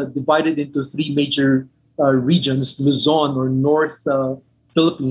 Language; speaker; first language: English; non-native, local second language; Min Nan Chinese